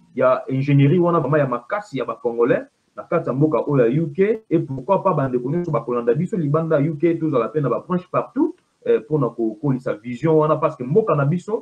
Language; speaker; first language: French; non-native, local second language; Lingala